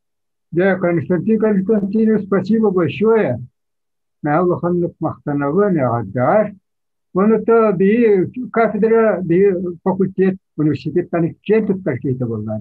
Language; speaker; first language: Russian; non-native, local second language; Yakut